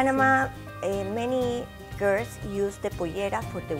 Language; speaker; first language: English; non-native, learner; Spanish